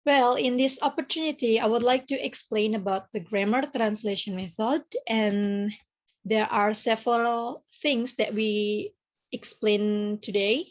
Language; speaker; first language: English; non-native, learner; Indonesian